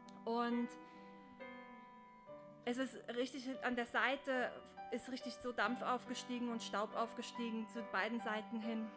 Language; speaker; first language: German; native; German